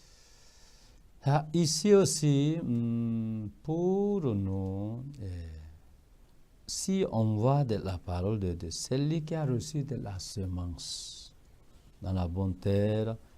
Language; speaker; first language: French; non-native, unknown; Korean